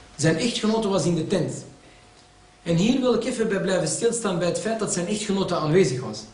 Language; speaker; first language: Dutch; early bilingual, other home language; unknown